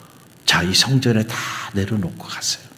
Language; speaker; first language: Korean; native; Korean